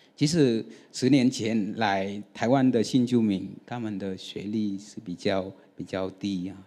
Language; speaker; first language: Chinese; non-native, fluent; Vietnamese